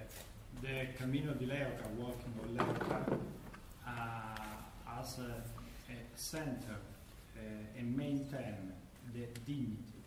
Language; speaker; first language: English; non-native, learner; Italian